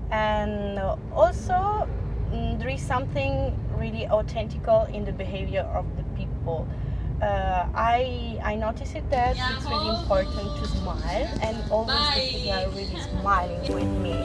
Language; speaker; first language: English; non-native, fluent; Italian